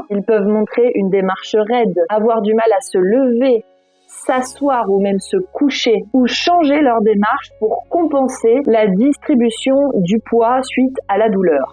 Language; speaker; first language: French; native; French